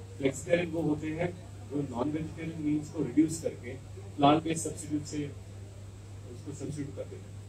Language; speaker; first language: Hindi; non-native, local second language; Marathi